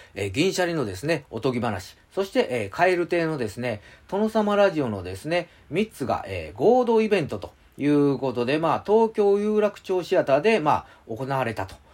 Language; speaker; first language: Japanese; native; Japanese